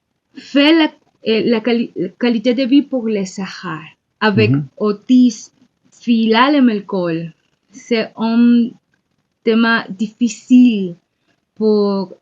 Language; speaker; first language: French; non-native, learner; Spanish